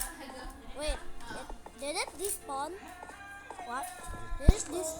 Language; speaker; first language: English; non-native, local second language; Filipino